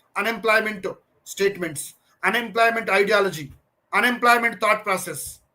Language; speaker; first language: English; non-native, local second language; Telugu